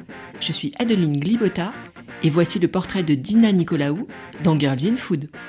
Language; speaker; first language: French; native; French